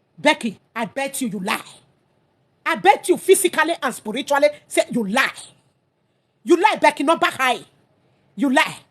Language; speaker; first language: Nigerian Pidgin; native; Nigerian Pidgin